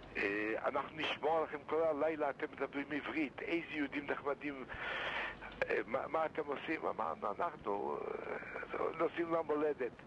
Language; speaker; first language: Hebrew; non-native, fluent; Yiddish